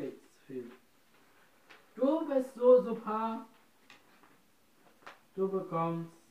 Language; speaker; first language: German; non-native, learner; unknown